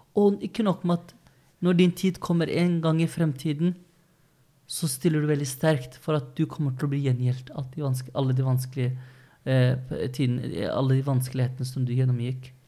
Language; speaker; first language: Norwegian; native; Norwegian